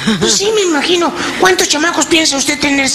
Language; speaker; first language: Spanish; native; Spanish